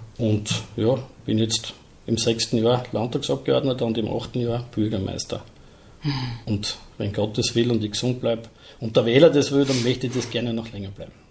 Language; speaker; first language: German; native; German